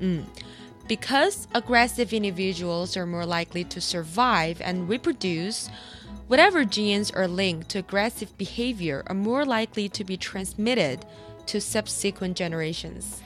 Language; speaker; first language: English; non-native, fluent; Chinese